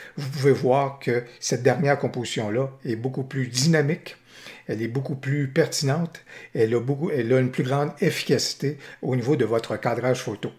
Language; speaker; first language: French; native; French